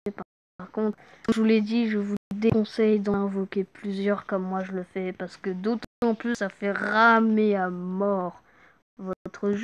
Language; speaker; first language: French; native; French